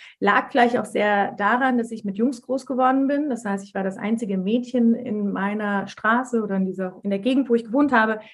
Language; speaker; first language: German; early bilingual, other home language; Turkish